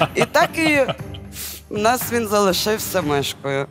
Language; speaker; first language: Ukrainian; native; Ukrainian